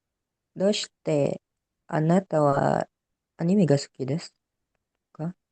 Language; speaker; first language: Japanese; non-native, learner; Indonesian